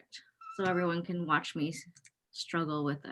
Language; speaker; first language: English; native; English